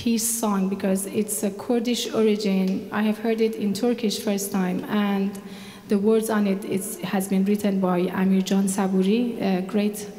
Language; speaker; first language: English; non-native, fluent; Persian